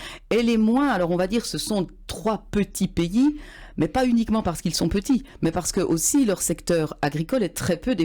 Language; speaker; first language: French; native; French